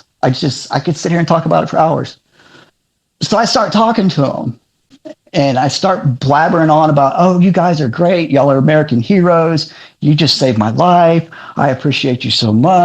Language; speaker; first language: English; native; English